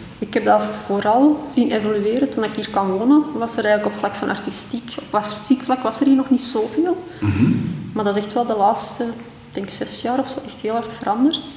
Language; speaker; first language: Dutch; native; Dutch